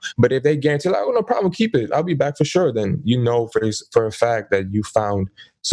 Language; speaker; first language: English; non-native, fluent; Dutch